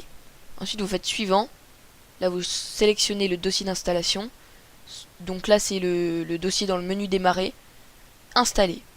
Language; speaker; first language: French; native; French